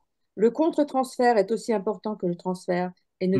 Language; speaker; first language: French; native; French